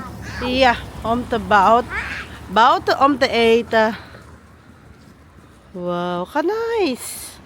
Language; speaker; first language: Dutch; non-native, learner; Filipino